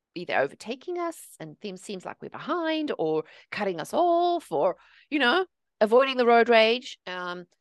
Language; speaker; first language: English; native; English